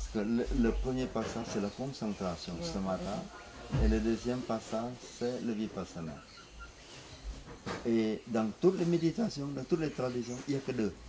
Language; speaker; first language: French; non-native, fluent; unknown